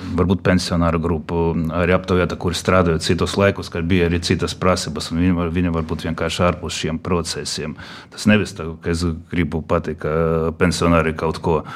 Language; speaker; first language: Latvian; non-native, local second language; Russian